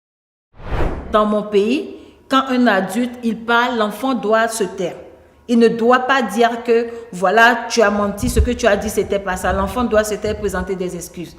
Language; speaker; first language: French; non-native, local second language; Ewe